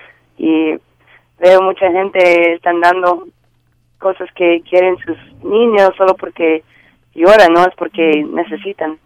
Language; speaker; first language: Spanish; non-native, learner; English